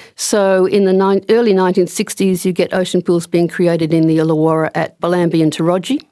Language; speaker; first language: English; native; English